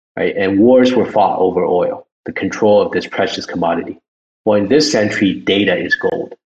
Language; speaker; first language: English; early bilingual, other home language; Chinese